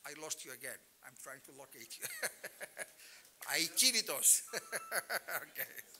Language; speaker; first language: English; non-native, fluent; Greek